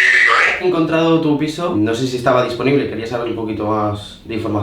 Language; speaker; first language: Spanish; native; Spanish